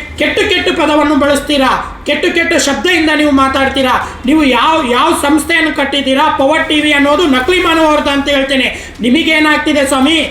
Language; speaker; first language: Kannada; non-native, local second language; Lambadi